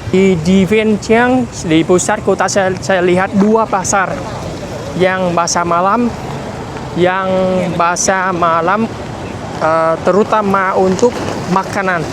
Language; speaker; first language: Indonesian; non-native, fluent; Vietnamese